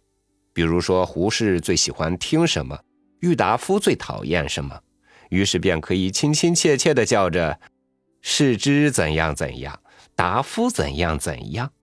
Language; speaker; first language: Chinese; native; Chinese